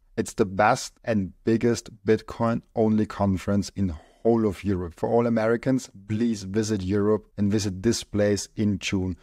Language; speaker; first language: English; non-native, fluent; German